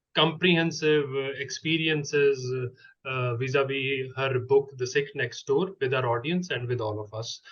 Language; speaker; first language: English; non-native, local second language; Punjabi